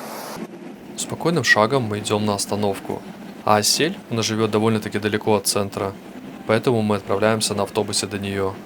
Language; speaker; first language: Russian; native; Russian